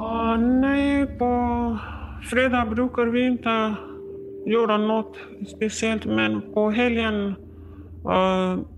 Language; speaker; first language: Swedish; non-native, learner; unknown